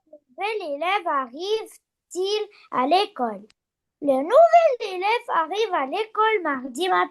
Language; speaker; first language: French; non-native, learner; Arabic